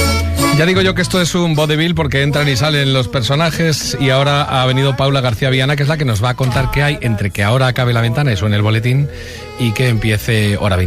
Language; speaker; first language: Spanish; native; Spanish